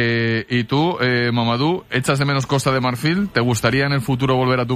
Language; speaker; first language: Spanish; native; Spanish